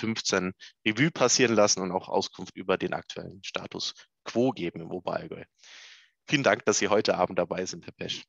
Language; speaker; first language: German; native; German